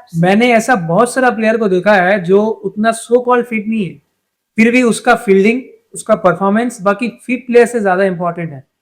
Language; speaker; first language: Hindi; non-native, local second language; Bangla